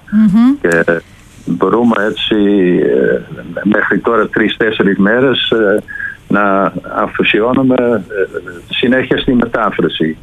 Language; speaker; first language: Greek; non-native, fluent; Dutch